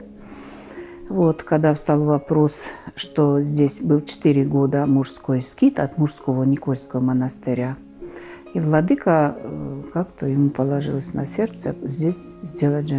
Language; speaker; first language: Russian; native; Russian